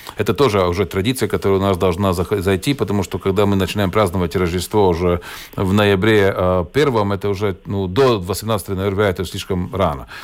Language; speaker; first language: Russian; non-native, local second language; Latvian